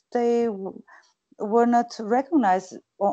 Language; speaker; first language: English; non-native, fluent; Croatian